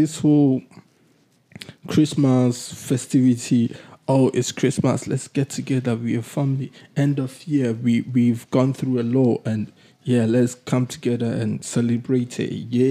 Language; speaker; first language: English; non-native, local second language; Akan